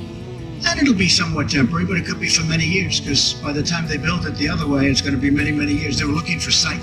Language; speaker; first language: English; native; English